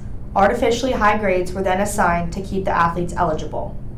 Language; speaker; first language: English; native; English